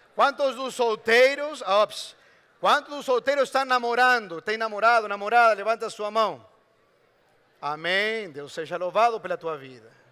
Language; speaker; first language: Portuguese; non-native, fluent; Spanish